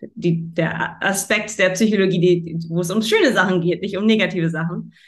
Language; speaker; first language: German; early bilingual, heritage; German